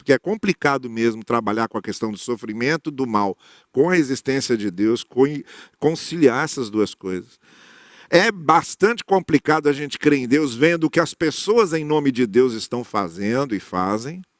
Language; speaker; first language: Portuguese; native; Portuguese